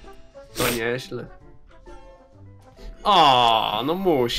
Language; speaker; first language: Polish; native; Polish